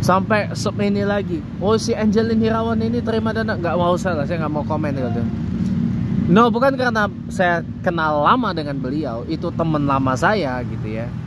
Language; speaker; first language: Indonesian; native; Indonesian